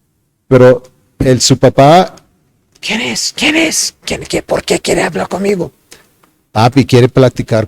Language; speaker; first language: Spanish; non-native, fluent; English